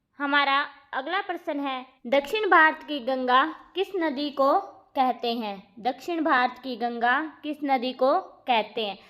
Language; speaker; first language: Hindi; native; Hindi